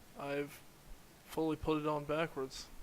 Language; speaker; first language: English; native; English